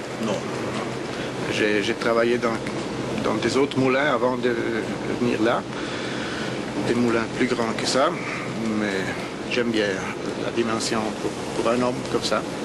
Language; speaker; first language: French; non-native, local second language; Italian